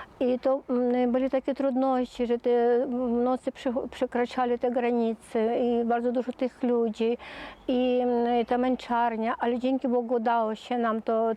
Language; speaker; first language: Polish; early bilingual, heritage; Polish